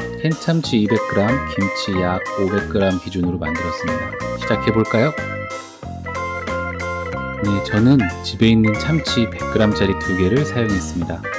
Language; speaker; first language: Korean; native; Korean